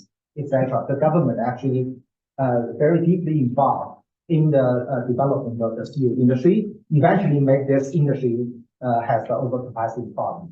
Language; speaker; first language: English; non-native, fluent; Chinese